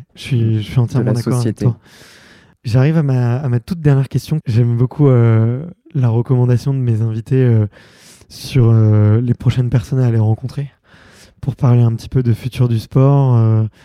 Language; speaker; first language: French; native; French